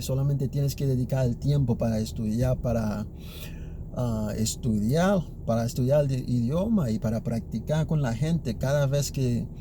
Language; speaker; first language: Spanish; early bilingual, other home language; Haitian Creole